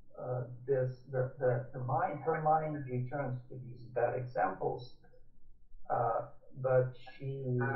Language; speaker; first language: English; non-native, fluent; Russian